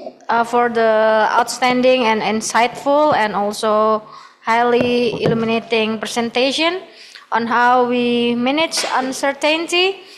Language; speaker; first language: English; non-native, fluent; Indonesian